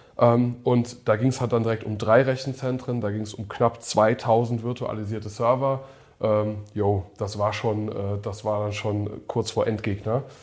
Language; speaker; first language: German; early bilingual, other home language; English